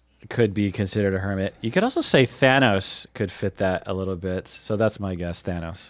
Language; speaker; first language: English; native; English